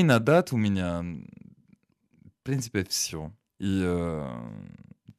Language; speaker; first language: Ukrainian; non-native, learner; French